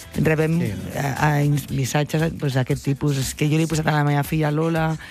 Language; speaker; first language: Catalan; non-native, local second language; Spanish